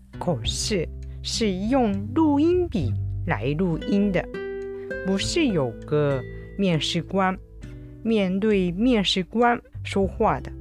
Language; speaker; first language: Chinese; non-native, fluent; Japanese